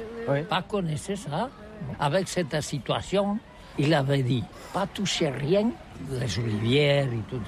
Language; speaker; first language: French; non-native, learner; Catalan